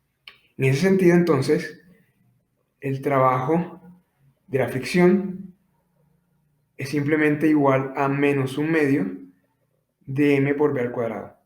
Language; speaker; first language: Spanish; native; Spanish